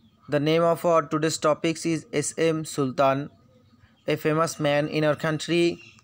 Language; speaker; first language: English; non-native, local second language; Bangla